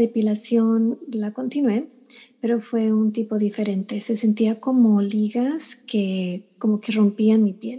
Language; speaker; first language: Spanish; early bilingual, heritage; Spanish